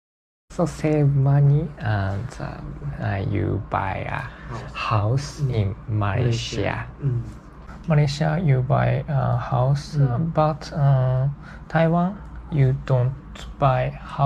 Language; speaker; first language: English; non-native, learner; Japanese